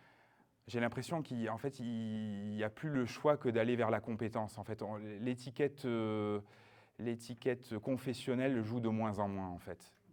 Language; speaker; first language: French; native; French